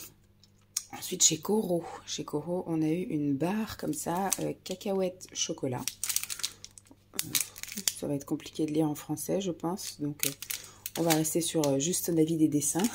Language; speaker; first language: French; native; French